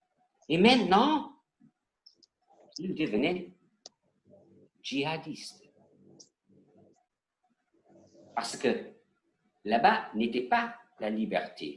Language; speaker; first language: French; non-native, learner; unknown